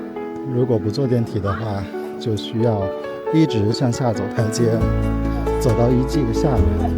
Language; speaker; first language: Chinese; native; Chinese